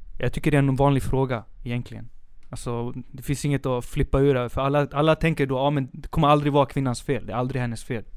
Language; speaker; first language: Swedish; early bilingual, other home language; Spanish